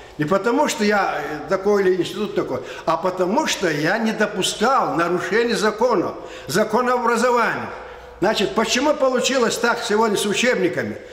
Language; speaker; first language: Russian; non-native, local second language; Lezghian